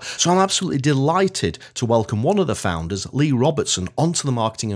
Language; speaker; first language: English; native; English